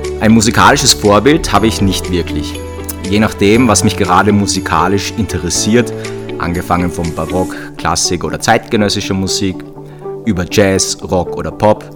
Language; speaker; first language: German; native; German